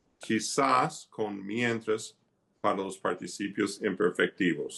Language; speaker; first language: Spanish; non-native, fluent; English